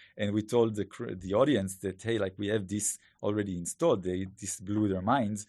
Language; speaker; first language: English; non-native, fluent; Hebrew